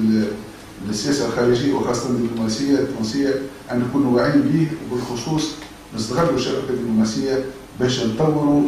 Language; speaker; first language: Arabic; native; Arabic